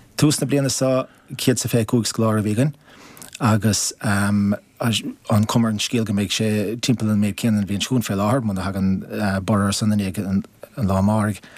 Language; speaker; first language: Irish; native; Irish